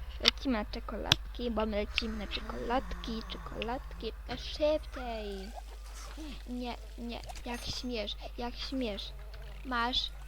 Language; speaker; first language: Polish; native; Polish